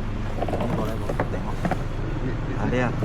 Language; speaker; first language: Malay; non-native, local second language; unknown